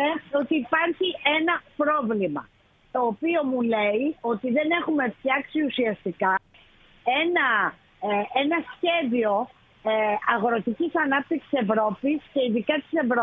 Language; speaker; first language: Greek; native; Greek